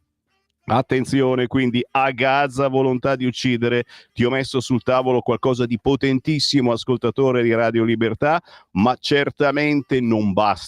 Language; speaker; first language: Italian; native; Italian